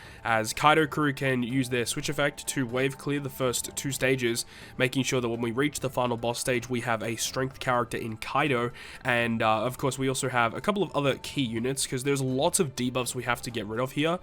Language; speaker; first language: English; native; English